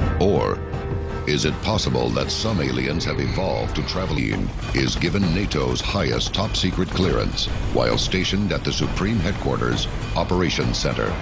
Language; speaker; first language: English; native; English